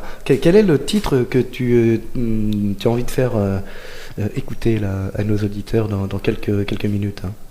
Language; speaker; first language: French; native; French